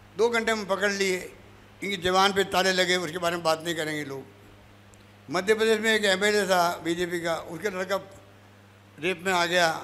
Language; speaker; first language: Hindi; native; Hindi